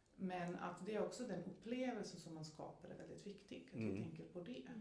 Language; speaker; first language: Swedish; non-native, fluent; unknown